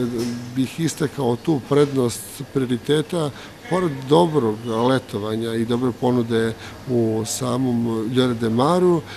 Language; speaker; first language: Croatian; native; Croatian